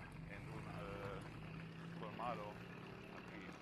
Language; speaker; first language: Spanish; non-native, learner; German